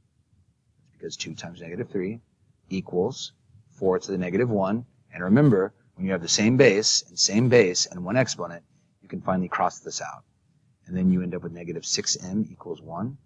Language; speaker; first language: English; native; English